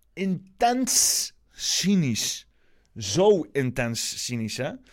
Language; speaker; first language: German; non-native, learner; Dutch